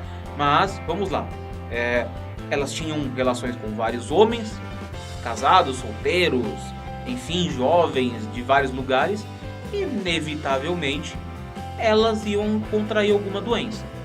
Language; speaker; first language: Portuguese; native; Portuguese